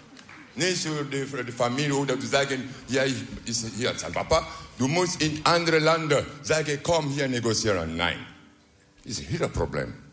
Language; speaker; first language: Dutch; non-native, learner; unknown